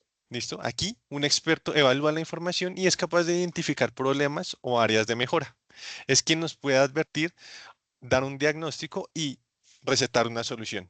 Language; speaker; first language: Spanish; native; Spanish